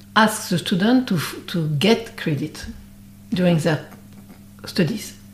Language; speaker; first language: English; non-native, fluent; French